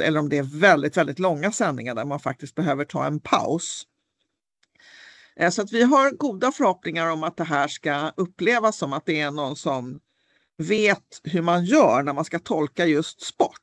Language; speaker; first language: Swedish; native; Swedish